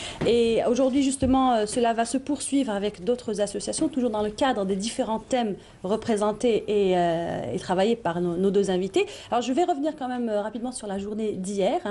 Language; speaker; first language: French; native; French